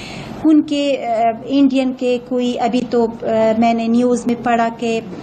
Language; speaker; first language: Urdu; non-native, fluent; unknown